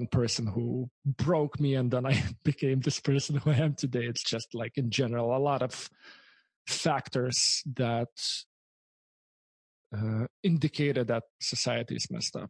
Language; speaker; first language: English; non-native, fluent; Lithuanian